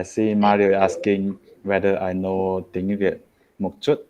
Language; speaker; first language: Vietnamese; non-native, learner; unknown